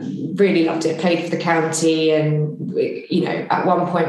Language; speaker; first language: English; native; English